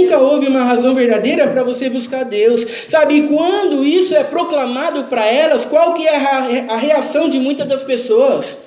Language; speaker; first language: Portuguese; native; Portuguese